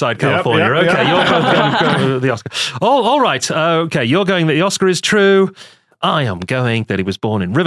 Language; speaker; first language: English; native; English